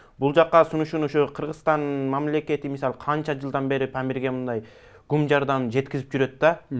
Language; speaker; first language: Kyrgyz; early bilingual, heritage; Kyrgyz